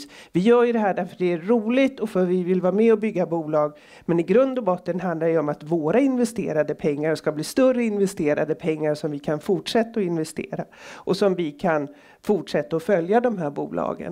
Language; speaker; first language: Swedish; native; Swedish